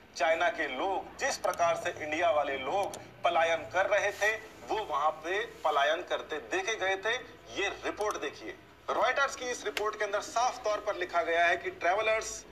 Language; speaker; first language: Hindi; native; Hindi